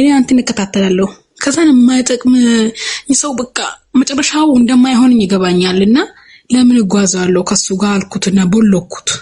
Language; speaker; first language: Amharic; native; Amharic